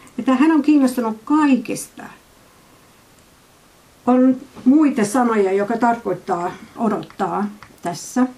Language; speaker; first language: Finnish; non-native, fluent; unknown